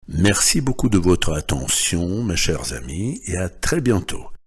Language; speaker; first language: French; non-native, fluent; Russian